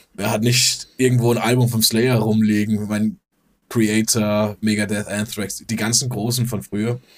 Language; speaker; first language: German; non-native, fluent; Danish